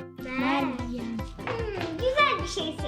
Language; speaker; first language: Turkish; early bilingual, heritage; Turkish